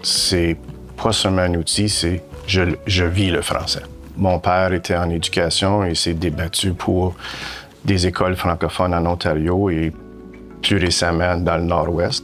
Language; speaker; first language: French; native; French